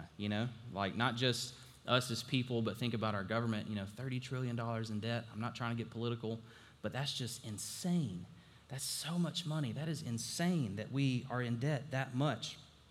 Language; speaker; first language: English; native; English